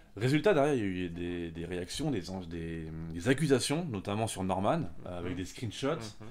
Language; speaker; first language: French; native; French